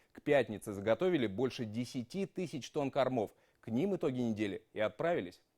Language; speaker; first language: Russian; native; Russian